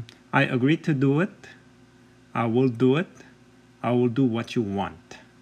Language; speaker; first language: English; non-native, fluent; Korean